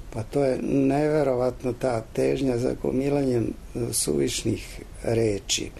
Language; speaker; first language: Serbian; native; Serbian